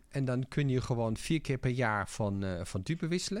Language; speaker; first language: Dutch; non-native, fluent; German